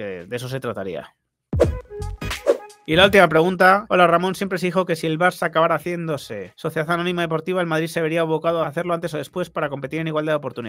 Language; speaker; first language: Spanish; native; Spanish